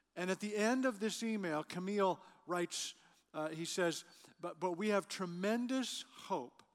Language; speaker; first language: English; native; English